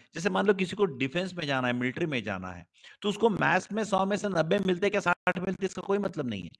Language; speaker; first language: Hindi; non-native, local second language; Marathi